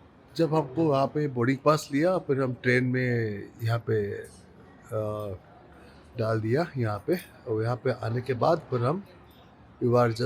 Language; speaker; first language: Hindi; non-native, local second language; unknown